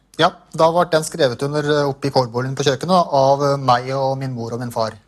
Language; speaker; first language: Norwegian; native; Norwegian